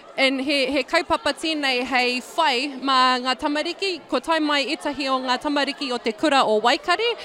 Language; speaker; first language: Māori; non-native, local second language; English